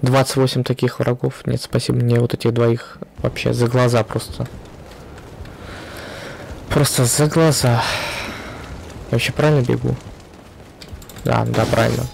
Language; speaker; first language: Russian; native; Russian